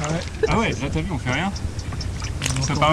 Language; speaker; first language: French; native; French